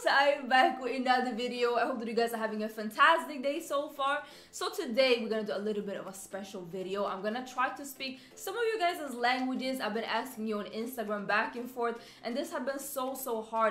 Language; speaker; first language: English; non-native, fluent; Swedish